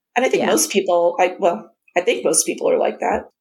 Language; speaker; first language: English; native; English